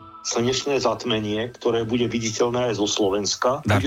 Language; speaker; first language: Slovak; native; Slovak